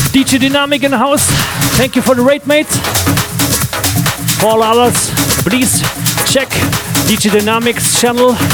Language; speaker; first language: English; non-native, fluent; German